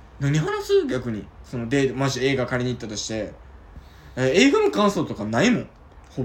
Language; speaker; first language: Japanese; native; Japanese